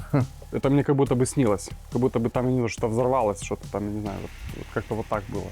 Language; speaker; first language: Russian; native; Russian